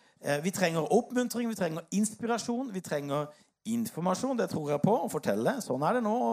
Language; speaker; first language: Norwegian; native; Norwegian